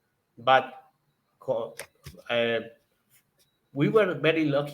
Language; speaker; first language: English; non-native, learner; Spanish